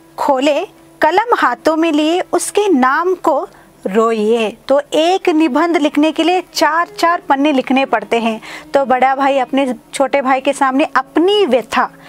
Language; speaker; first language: Hindi; non-native, local second language; Kannada